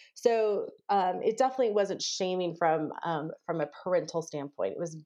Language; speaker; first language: English; native; English